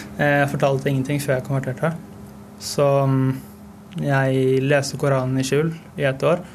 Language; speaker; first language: Norwegian; native; Norwegian